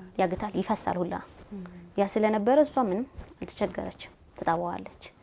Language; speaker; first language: Amharic; native; Amharic